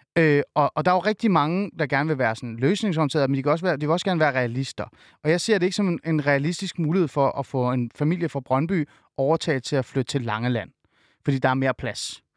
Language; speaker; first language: Danish; early bilingual, other home language; Persian